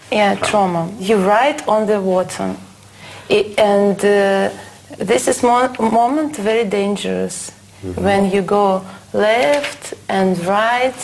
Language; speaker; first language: English; non-native, learner; Russian